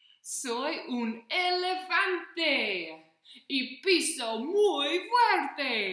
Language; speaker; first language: Spanish; non-native, fluent; English